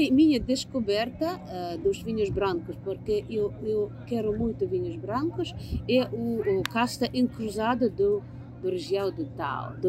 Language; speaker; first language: Portuguese; non-native, learner; English